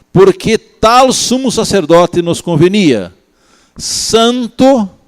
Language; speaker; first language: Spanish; non-native, learner; Portuguese